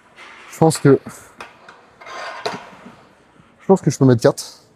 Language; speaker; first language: French; native; French